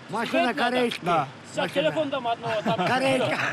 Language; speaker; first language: Russian; non-native, local second language; Kyrgyz